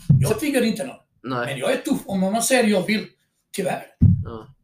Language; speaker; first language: Swedish; non-native, fluent; Croatian